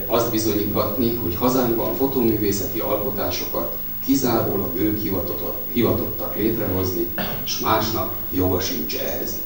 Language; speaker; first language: Hungarian; native; Hungarian